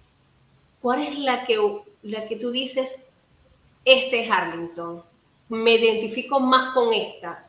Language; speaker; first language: Spanish; native; Spanish